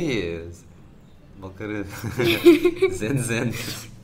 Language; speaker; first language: Japanese; non-native, learner; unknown